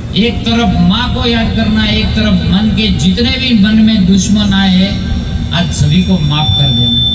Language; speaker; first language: Hindi; non-native, local second language; Gujarati